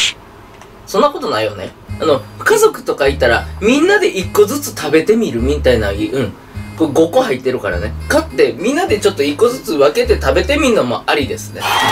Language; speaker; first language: Japanese; native; Japanese